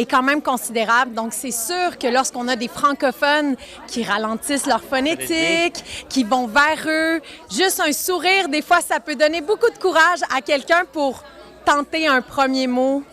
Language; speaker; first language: French; native; French